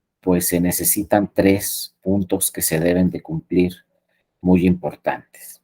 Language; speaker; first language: Spanish; native; Spanish